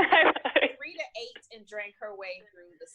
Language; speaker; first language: English; native; English